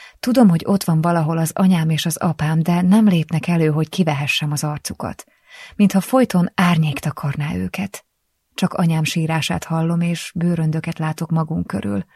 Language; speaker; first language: Hungarian; native; Hungarian